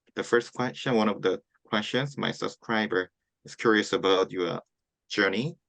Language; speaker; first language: English; non-native, learner; Korean